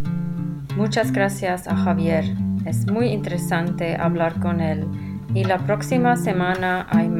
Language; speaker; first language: Spanish; non-native, learner; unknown